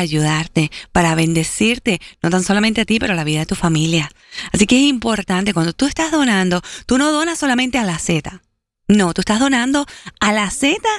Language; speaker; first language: Spanish; early bilingual, heritage; Spanish